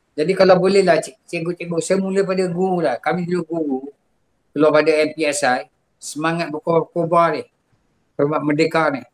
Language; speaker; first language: Malay; non-native, local second language; Javanese